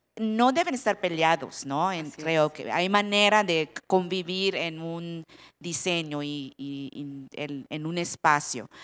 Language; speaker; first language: Spanish; non-native, fluent; Filipino